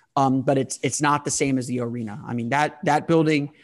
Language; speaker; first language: English; native; English